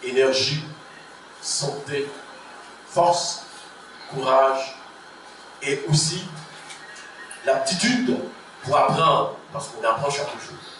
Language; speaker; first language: French; non-native, local second language; Haitian Creole